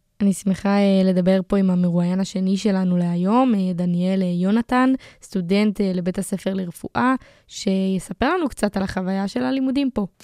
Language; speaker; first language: Hebrew; native; Hebrew